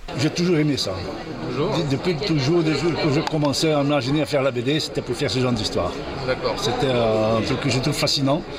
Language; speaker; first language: French; non-native, fluent; Portuguese